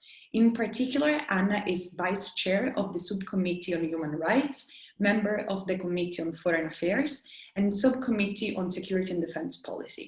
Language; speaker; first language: English; non-native, fluent; Italian